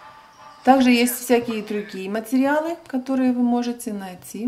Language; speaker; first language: Russian; non-native, local second language; Latvian